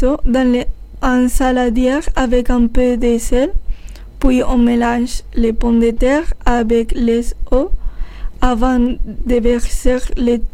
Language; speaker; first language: French; non-native, learner; Spanish